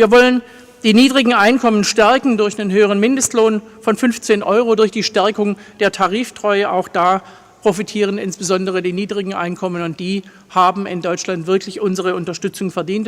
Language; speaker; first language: German; native; German